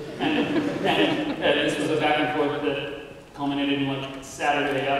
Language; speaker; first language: English; native; English